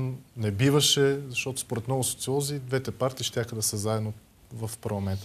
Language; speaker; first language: Bulgarian; native; Bulgarian